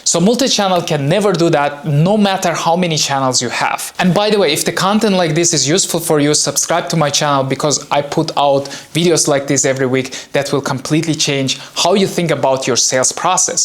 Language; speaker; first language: English; non-native, fluent; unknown